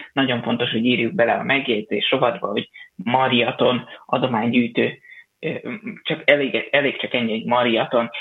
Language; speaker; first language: Hungarian; native; Hungarian